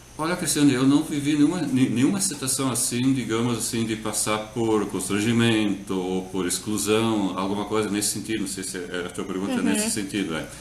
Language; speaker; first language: Portuguese; non-native, local second language; German